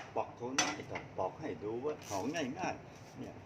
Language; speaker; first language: Thai; non-native, fluent; Chinese